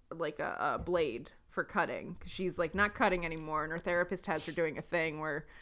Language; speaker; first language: English; native; English